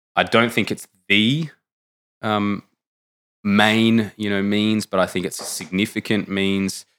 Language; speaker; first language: English; native; English